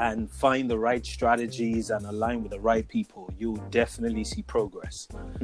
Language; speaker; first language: English; non-native, local second language; Yoruba